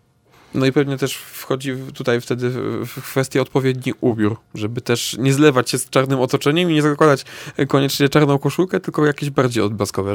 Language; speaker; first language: Polish; native; Polish